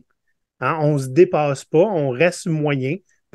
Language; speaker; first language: French; native; French